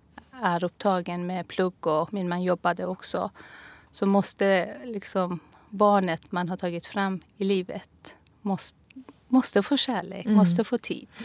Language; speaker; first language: Swedish; non-native, fluent; Persian